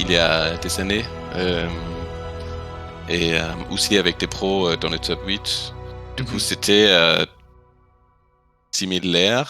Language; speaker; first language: French; non-native, fluent; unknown